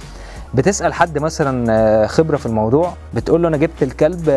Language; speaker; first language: Arabic; native; Arabic